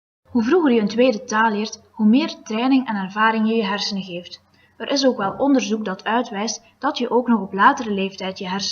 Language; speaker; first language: Dutch; native; Dutch